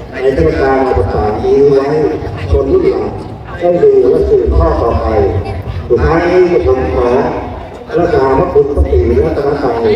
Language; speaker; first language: Thai; native; Thai